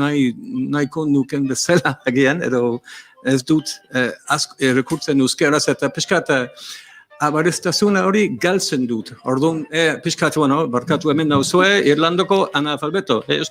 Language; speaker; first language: Basque; non-native, learner; English